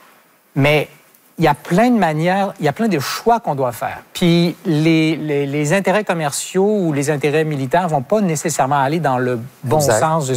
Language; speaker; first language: French; native; French